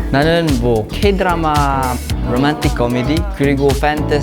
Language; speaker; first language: Korean; non-native, learner; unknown